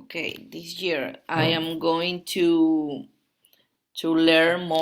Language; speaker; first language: English; non-native, learner; Spanish